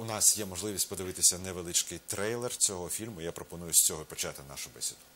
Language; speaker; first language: Ukrainian; native; Ukrainian